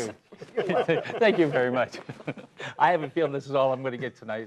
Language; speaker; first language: English; native; English